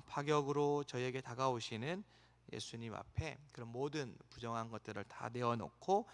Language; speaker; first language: Korean; native; Korean